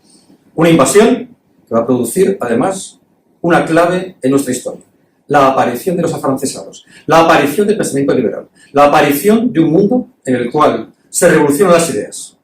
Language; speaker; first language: Spanish; native; Spanish